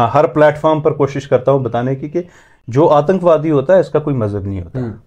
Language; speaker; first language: Hindi; native; Hindi